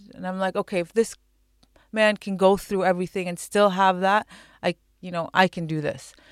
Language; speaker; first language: English; non-native, fluent; Arabic